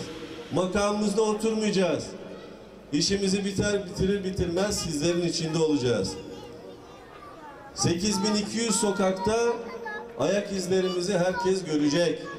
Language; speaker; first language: Turkish; native; Turkish